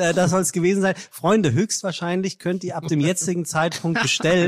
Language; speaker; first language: German; native; German